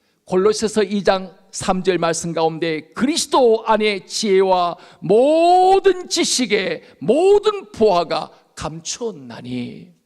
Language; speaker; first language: Korean; native; Korean